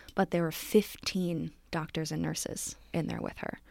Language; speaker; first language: English; native; English